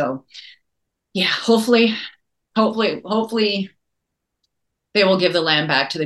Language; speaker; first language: English; native; English